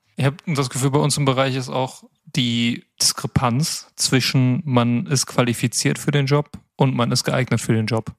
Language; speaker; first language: German; native; German